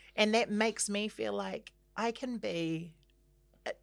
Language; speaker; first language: English; native; English